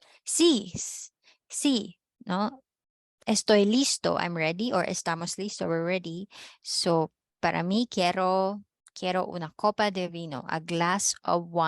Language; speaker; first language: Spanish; non-native, fluent; Filipino